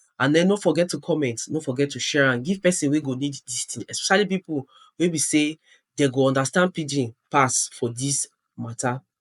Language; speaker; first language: Nigerian Pidgin; non-native, local second language; Yoruba